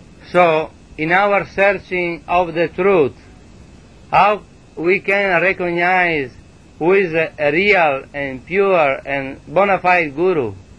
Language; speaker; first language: English; non-native, fluent; Italian